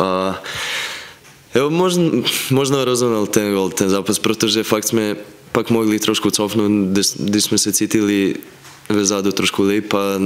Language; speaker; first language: Czech; non-native, fluent; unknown